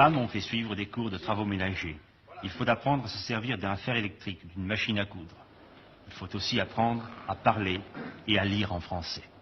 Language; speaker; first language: French; native; French